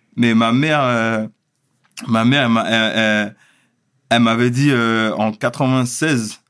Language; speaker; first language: French; native; French